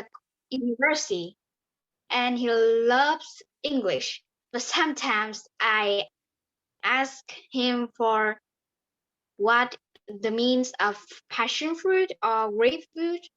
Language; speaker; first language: English; non-native, learner; Vietnamese